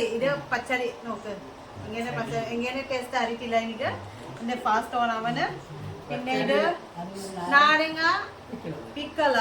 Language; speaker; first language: Malayalam; non-native, learner; Bodo